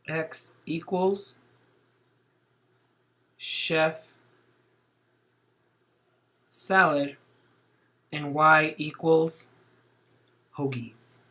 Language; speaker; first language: English; native; English